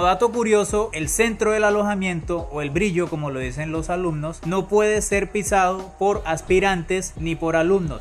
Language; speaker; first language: Spanish; native; Spanish